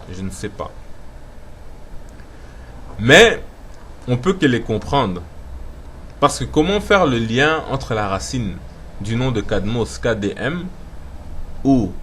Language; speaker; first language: French; non-native, local second language; Lingala